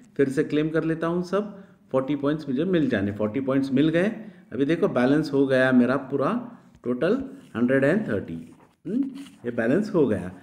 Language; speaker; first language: Hindi; non-native, local second language; Marathi